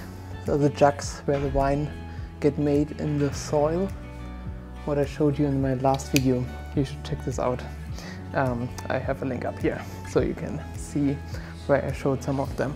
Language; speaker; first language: English; non-native, fluent; German